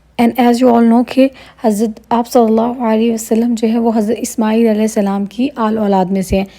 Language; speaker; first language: Urdu; native; Urdu